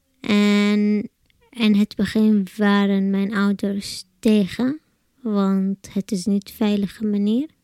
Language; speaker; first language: Dutch; non-native, learner; Arabic